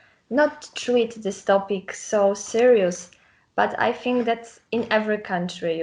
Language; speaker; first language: English; non-native, learner; Polish